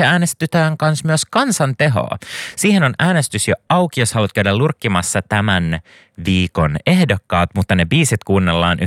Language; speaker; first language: Finnish; native; Finnish